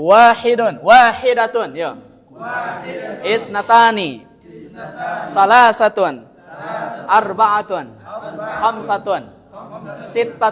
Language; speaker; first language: Arabic; non-native, fluent; Sundanese